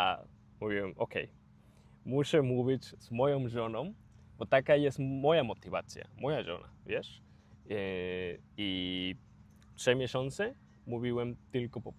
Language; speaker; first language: Polish; non-native, learner; Spanish